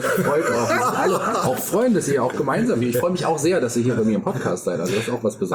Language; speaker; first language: German; native; German